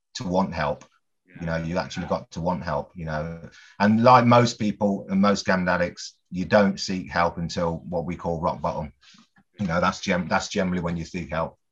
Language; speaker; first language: English; native; English